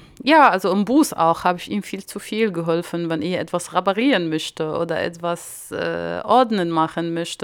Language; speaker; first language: German; non-native, learner; Arabic